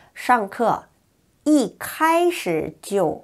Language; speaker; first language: Chinese; non-native, fluent; Korean